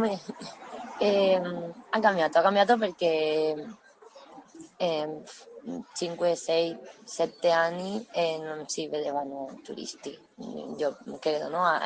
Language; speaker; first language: Italian; non-native, learner; Spanish